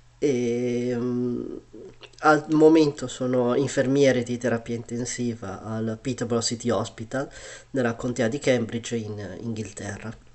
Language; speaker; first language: Italian; early bilingual, other home language; Chinese